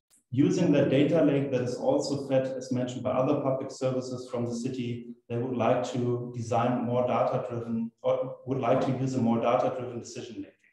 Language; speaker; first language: English; non-native, fluent; German